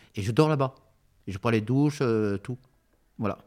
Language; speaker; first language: French; native; French